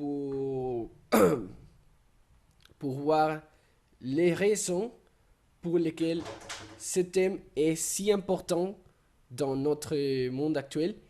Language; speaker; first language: French; non-native, learner; Spanish